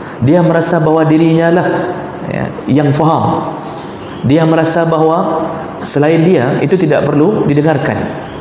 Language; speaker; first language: Malay; non-native, local second language; Achinese